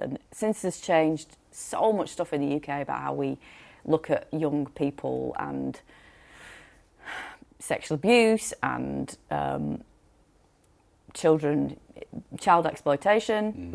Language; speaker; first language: English; native; English